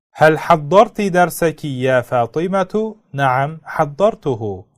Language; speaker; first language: Arabic; non-native, fluent; Uzbek